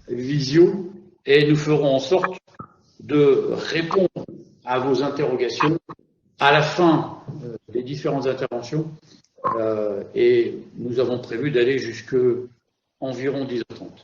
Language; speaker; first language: French; native; French